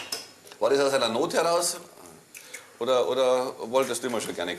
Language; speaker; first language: German; native; German